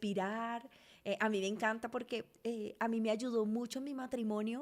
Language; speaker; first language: Spanish; native; Spanish